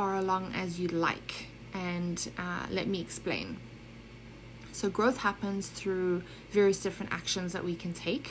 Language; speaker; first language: English; native; English